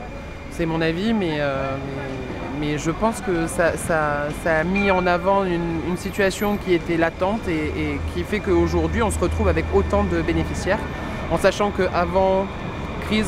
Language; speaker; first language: French; native; French